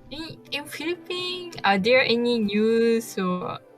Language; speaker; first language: English; non-native, learner; Japanese